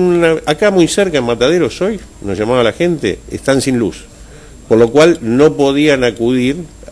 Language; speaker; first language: Spanish; native; Spanish